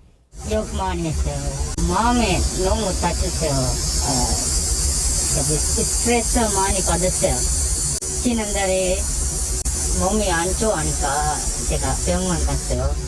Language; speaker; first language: Korean; non-native, learner; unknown